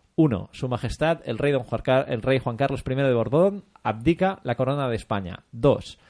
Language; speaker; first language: Spanish; non-native, local second language; Catalan